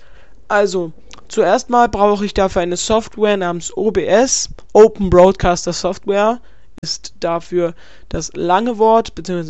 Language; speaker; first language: German; native; German